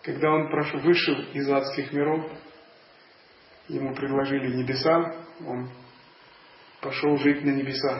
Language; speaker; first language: Russian; native; Russian